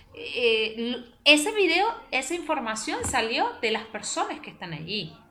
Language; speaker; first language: Spanish; native; Spanish